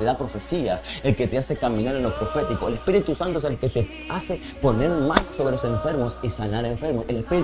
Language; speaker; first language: Spanish; native; Spanish